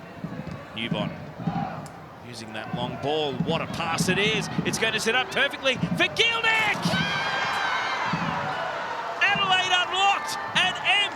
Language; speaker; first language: English; native; English